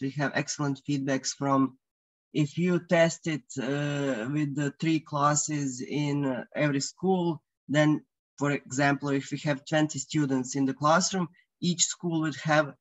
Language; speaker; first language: English; non-native, fluent; Croatian